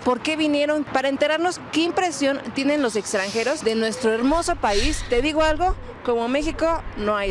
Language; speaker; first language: Spanish; native; Spanish